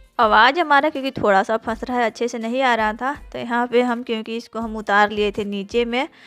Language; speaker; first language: Hindi; native; Hindi